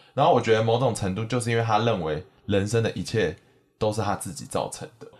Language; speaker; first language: Chinese; native; Chinese